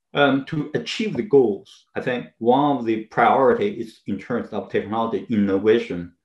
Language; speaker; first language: English; non-native, fluent; Chinese